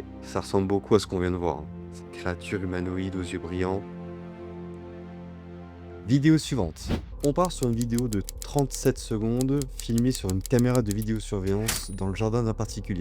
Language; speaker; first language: French; native; French